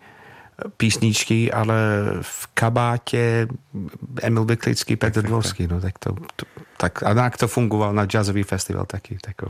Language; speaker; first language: Czech; non-native, fluent; English